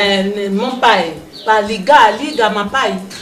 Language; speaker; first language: Portuguese; non-native, learner; Lingala